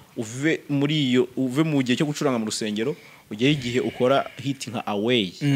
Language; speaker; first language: Kinyarwanda; native; Kinyarwanda